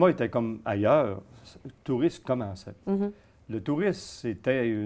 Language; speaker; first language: French; native; French